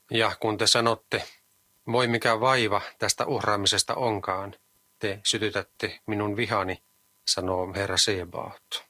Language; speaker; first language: Finnish; native; Finnish